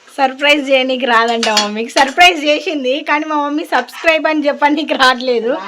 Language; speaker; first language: Telugu; non-native, local second language; Lambadi